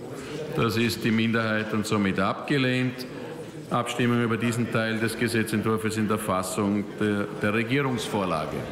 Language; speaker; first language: German; native; German